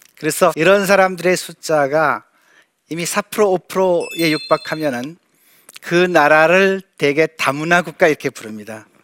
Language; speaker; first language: Korean; native; Korean